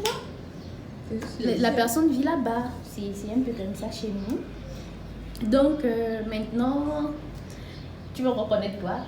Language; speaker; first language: French; non-native, local second language; Fang